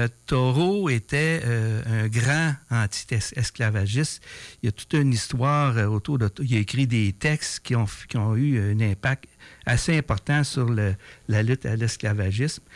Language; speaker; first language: French; native; French